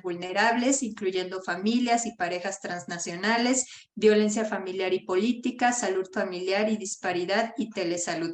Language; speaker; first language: Spanish; native; Spanish